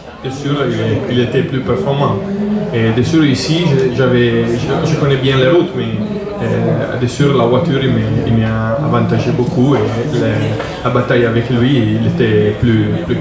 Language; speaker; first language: French; non-native, learner; Italian